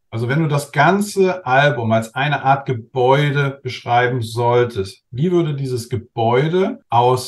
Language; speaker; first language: German; native; German